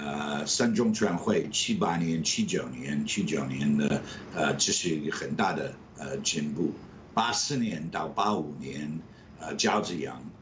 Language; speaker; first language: Chinese; non-native, fluent; English